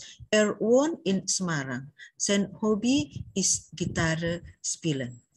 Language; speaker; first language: German; non-native, learner; Indonesian